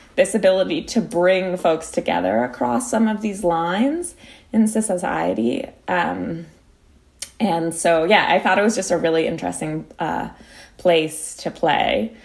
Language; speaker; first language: English; native; English